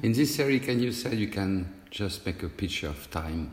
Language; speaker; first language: English; non-native, learner; French